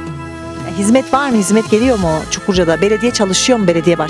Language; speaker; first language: Turkish; native; Turkish